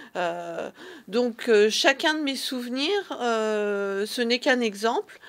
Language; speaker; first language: French; early bilingual, other home language; Persian